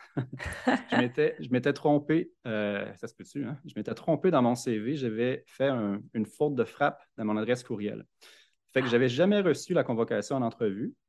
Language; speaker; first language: French; native; French